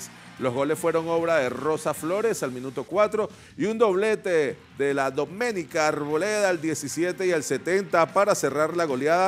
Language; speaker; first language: Spanish; native; Spanish